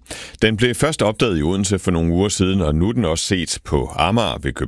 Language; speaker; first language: Danish; native; Danish